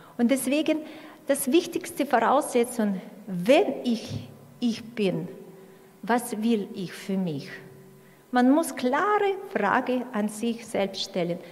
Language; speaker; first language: German; non-native, fluent; Russian